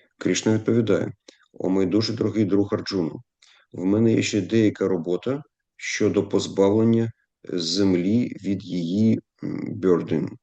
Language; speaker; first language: Ukrainian; non-native, local second language; Russian